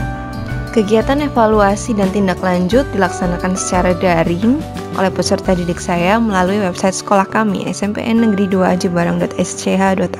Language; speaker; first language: Indonesian; native; Indonesian